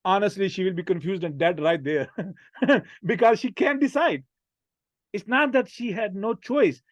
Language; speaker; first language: English; non-native, local second language; Urdu